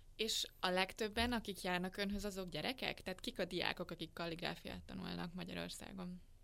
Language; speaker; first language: Hungarian; native; Hungarian